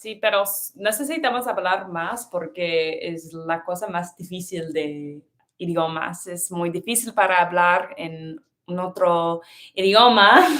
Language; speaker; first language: Spanish; non-native, learner; English